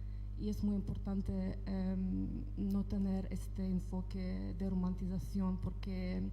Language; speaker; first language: Spanish; non-native, fluent; Ukrainian